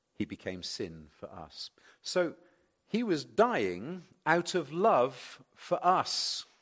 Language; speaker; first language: English; native; English